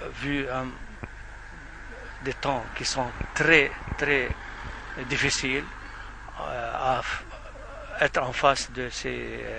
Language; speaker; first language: French; non-native, fluent; Arabic